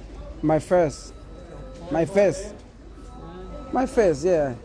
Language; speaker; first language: English; non-native, learner; Haitian Creole